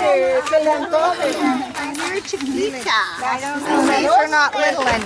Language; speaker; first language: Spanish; non-native, learner; English